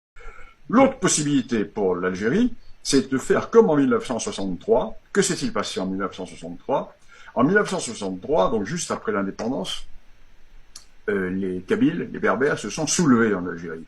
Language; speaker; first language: French; native; French